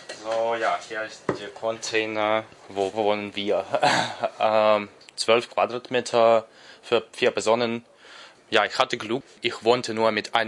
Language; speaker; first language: German; non-native, learner; Ukrainian